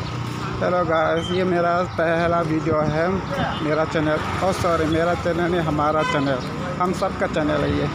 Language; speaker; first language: Hindi; non-native, local second language; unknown